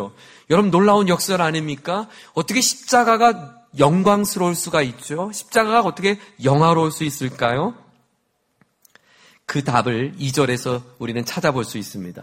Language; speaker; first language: Korean; native; Korean